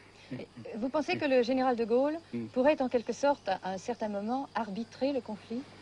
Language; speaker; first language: French; native; French